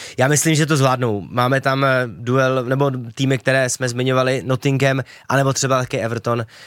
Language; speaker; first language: Czech; native; Czech